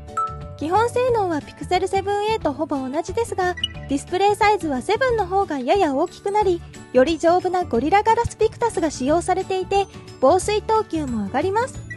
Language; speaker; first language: Japanese; native; Japanese